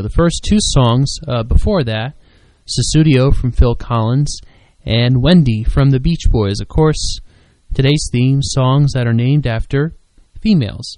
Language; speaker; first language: English; native; English